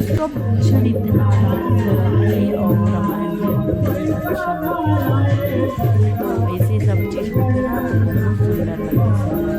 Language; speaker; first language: Hindi; non-native, local second language; Chhattisgarhi